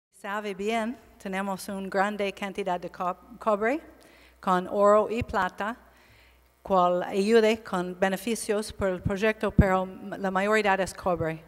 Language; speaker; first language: Spanish; non-native, learner; English